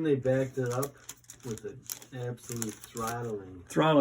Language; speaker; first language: English; native; English